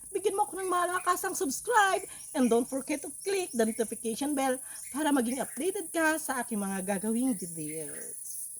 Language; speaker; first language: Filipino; native; Filipino